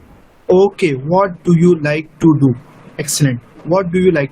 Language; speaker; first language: English; non-native, local second language; Urdu